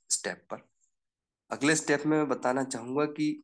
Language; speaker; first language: Hindi; native; Hindi